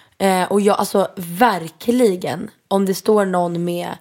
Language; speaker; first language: Swedish; native; Swedish